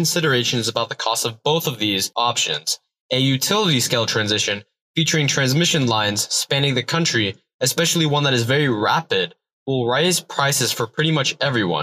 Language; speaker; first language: English; native; English